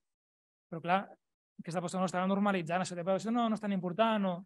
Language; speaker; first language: Catalan; native; Catalan